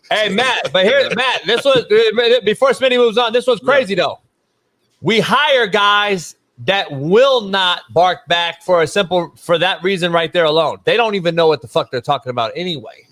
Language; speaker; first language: English; native; English